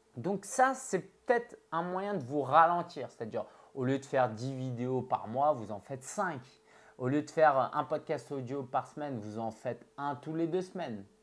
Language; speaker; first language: French; early bilingual, other home language; Chinese